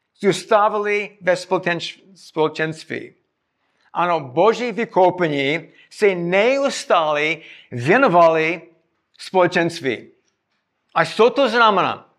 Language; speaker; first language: Czech; non-native, fluent; English